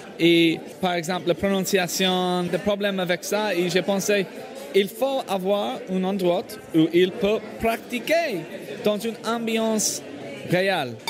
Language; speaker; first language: French; non-native, learner; English